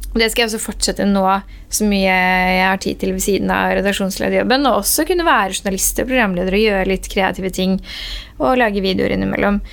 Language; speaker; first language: Norwegian; early bilingual, other home language; Persian